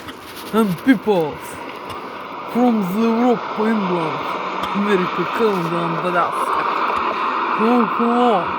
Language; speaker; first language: English; non-native, learner; Russian